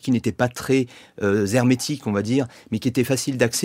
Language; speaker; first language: French; native; French